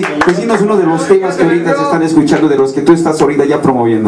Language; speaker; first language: Spanish; native; Spanish